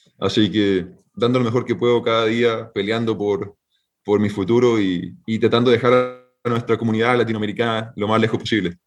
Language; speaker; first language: Spanish; native; Spanish